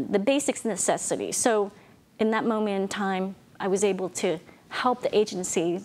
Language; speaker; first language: English; non-native, fluent; Vietnamese